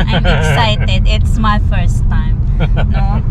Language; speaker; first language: English; non-native, local second language; Filipino